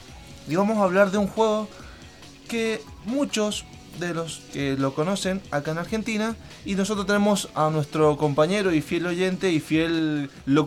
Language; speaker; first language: Spanish; native; Spanish